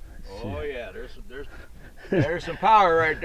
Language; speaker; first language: English; native; English